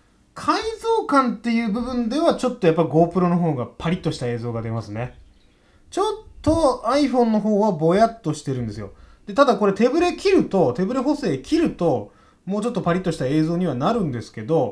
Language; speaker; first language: Japanese; native; Japanese